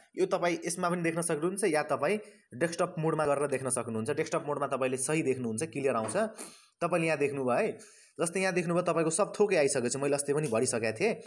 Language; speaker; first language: Nepali; non-native, local second language; Maithili